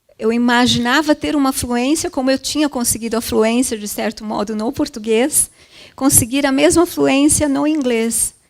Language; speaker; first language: Portuguese; early bilingual, other home language; Japanese